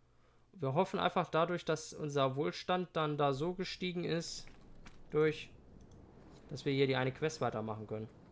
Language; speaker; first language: German; native; German